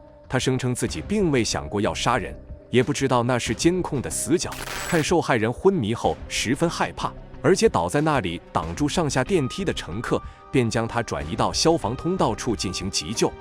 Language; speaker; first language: Chinese; native; Chinese